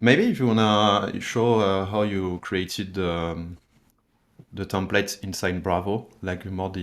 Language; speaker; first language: English; non-native, fluent; French